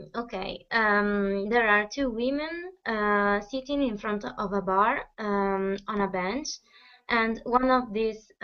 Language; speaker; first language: English; non-native, fluent; Italian